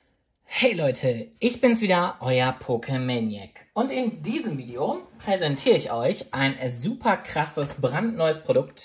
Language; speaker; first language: German; native; German